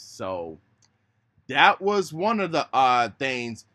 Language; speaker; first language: English; native; English